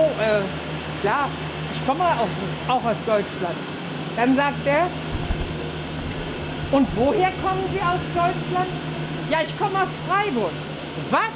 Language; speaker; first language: German; native; German